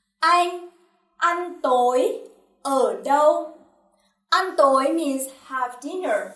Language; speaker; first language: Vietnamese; native; Vietnamese